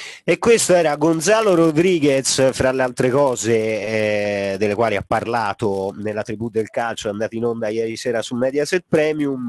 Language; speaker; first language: Italian; native; Italian